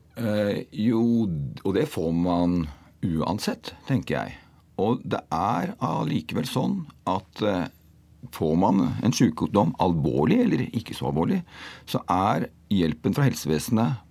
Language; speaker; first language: Norwegian; native; Norwegian